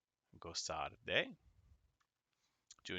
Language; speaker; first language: Spanish; non-native, fluent; English